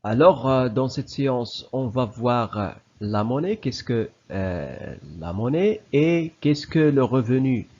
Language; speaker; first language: French; non-native, local second language; Arabic